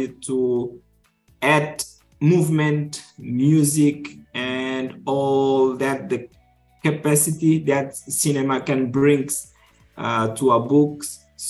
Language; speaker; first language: English; non-native, fluent; Kabuverdianu